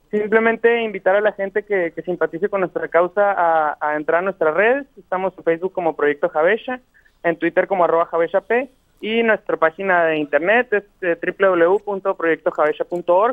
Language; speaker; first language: Spanish; native; Spanish